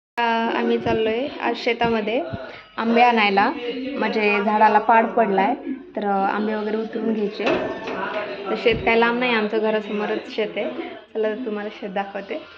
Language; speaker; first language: Marathi; non-native, local second language; Lambadi